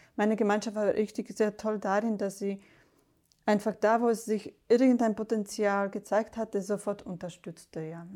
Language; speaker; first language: German; non-native, fluent; Slovak